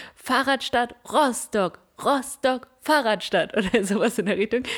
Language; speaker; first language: German; native; German